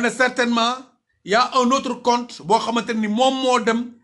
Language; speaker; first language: French; non-native, local second language; Wolof